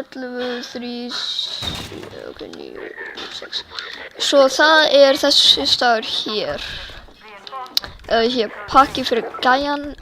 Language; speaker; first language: Icelandic; early bilingual, heritage; Swedish